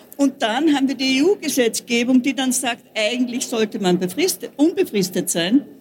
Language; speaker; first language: German; native; German